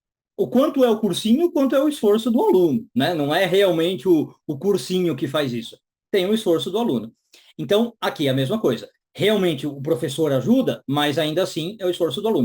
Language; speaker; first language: Portuguese; native; Portuguese